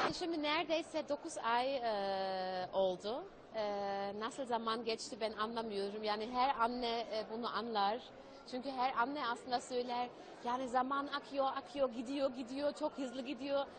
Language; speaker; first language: Turkish; early bilingual, heritage; German